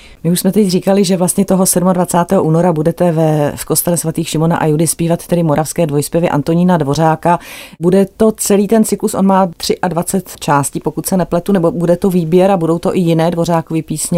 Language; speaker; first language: Czech; native; Czech